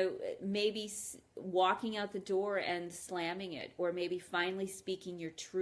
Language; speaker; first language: English; native; English